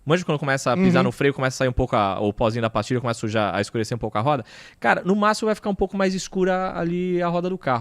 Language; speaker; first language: Portuguese; native; Portuguese